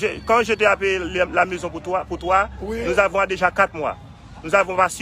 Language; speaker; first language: French; non-native, learner; Haitian Creole